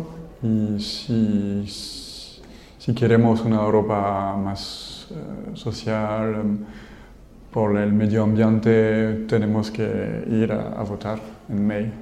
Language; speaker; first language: Spanish; non-native, fluent; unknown